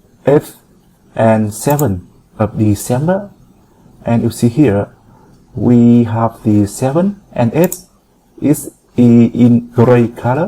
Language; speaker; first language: English; non-native, fluent; Vietnamese